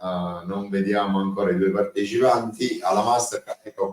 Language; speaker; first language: Italian; native; Italian